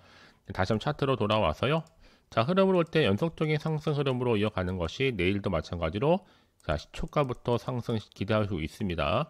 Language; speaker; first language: Korean; native; Korean